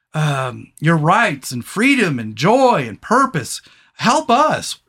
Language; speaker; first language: English; native; English